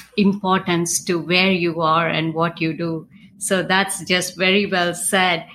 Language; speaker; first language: English; non-native, local second language; Tamil